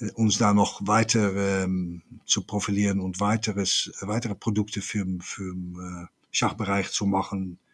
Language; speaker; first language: German; non-native, fluent; Dutch